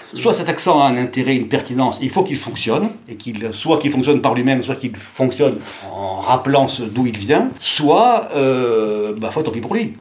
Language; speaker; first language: French; native; French